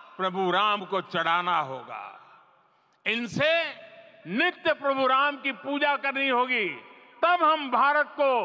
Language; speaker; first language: Hindi; non-native, local second language; Gujarati